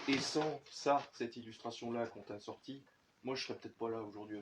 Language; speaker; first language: French; native; French